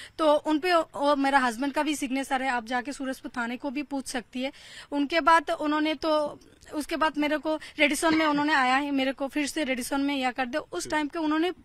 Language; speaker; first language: Hindi; non-native, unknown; Bangla